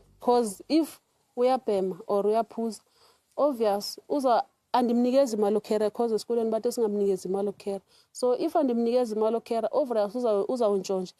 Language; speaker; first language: Zulu; non-native, local second language; Xhosa